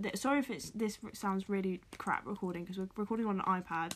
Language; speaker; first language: English; native; English